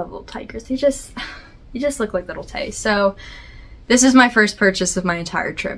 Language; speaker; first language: English; native; English